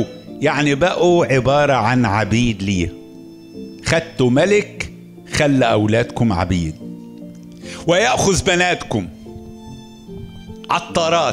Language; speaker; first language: Arabic; native; Arabic